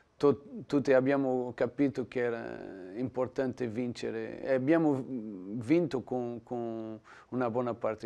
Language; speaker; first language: Italian; non-native, learner; Portuguese